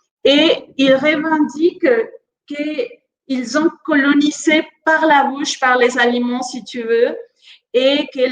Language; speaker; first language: French; non-native, fluent; Spanish